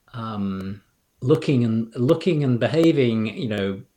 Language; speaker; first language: English; native; English